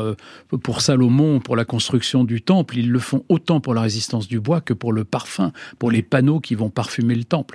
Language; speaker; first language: French; native; French